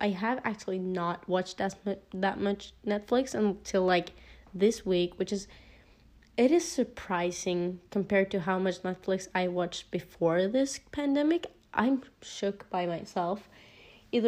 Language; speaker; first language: English; non-native, fluent; Norwegian